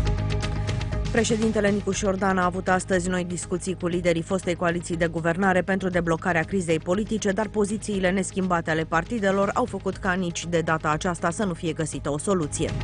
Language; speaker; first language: Romanian; native; Romanian